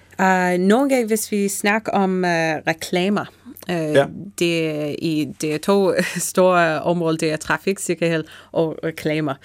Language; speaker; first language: Danish; non-native, fluent; English